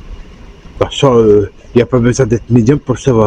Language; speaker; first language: French; native; French